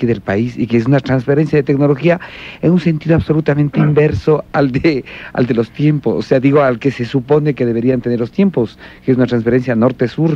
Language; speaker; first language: Spanish; native; Spanish